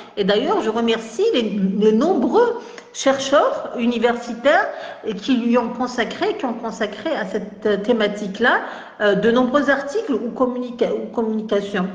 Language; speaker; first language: French; non-native, local second language; Kabyle